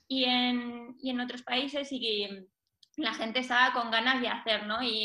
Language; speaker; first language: Spanish; native; Spanish